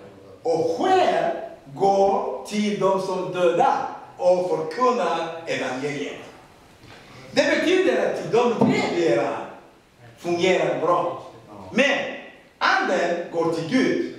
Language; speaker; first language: Swedish; non-native, fluent; Rundi